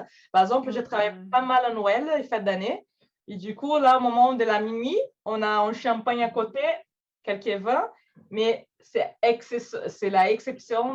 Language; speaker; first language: French; non-native, fluent; Portuguese